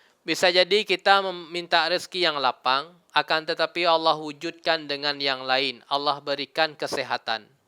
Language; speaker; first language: Malay; non-native, local second language; Minangkabau